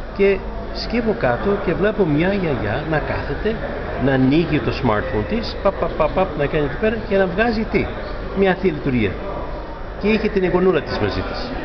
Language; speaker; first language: Greek; early bilingual, heritage; Greek